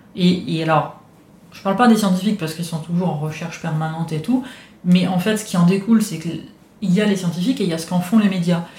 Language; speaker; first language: French; non-native, fluent; Italian